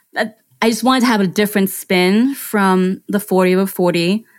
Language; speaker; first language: English; non-native, fluent; German